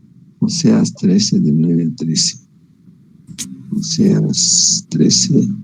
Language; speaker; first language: Spanish; native; Spanish